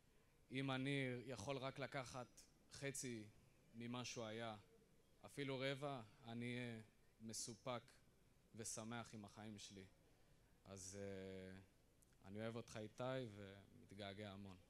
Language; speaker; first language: Hebrew; non-native, fluent; English